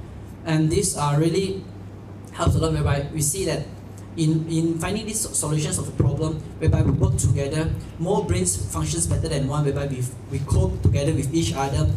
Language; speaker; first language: English; non-native, local second language; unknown